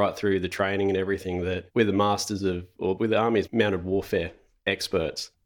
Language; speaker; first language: English; native; English